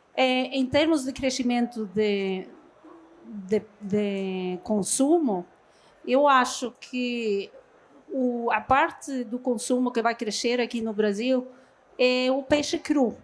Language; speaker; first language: Portuguese; non-native, fluent; Norwegian